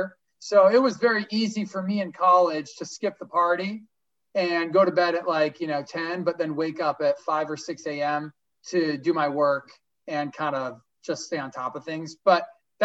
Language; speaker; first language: English; native; English